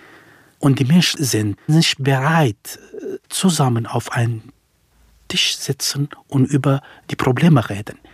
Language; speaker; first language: German; non-native, fluent; Central Kurdish